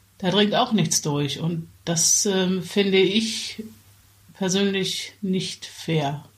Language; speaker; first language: German; native; German